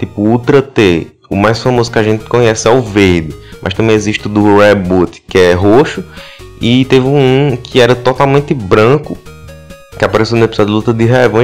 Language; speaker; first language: Portuguese; native; Portuguese